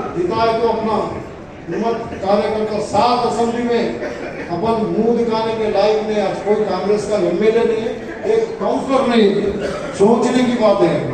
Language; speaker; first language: Hindi; non-native, local second language; Telugu